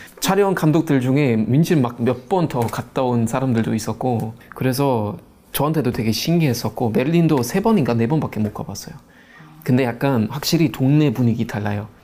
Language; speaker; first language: Korean; non-native, fluent; German